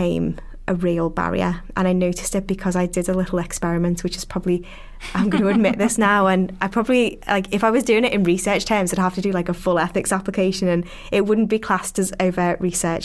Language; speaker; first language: English; native; English